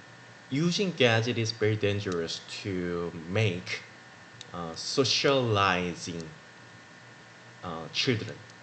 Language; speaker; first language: English; non-native, learner; Korean